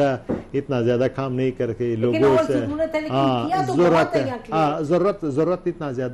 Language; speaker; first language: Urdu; non-native, learner; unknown